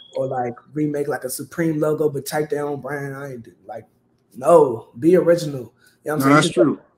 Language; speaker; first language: English; native; English